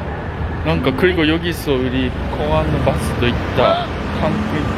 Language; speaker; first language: Korean; non-native, learner; Japanese